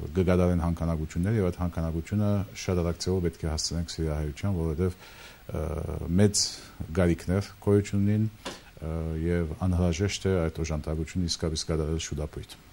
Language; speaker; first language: Armenian; early bilingual, heritage; Armenian